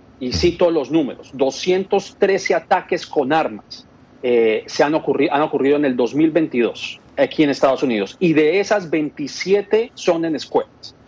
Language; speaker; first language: Spanish; native; Spanish